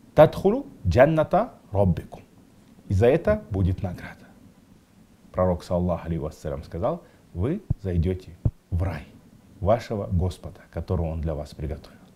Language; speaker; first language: Russian; non-native, local second language; Kazakh